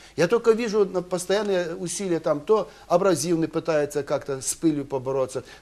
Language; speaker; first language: Russian; non-native, local second language; Ukrainian